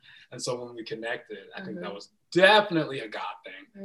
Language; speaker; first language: English; native; English